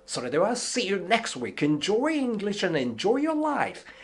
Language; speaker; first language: English; non-native, fluent; Japanese